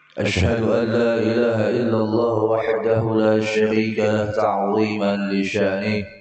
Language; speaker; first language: Arabic; non-native, fluent; Indonesian